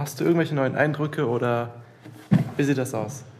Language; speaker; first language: German; native; German